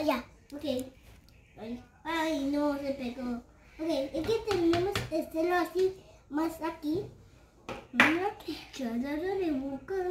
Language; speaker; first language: Spanish; early bilingual, heritage; Spanish